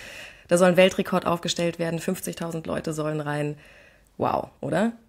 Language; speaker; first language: German; native; German